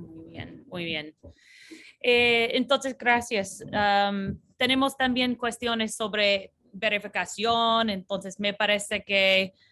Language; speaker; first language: Spanish; non-native, fluent; English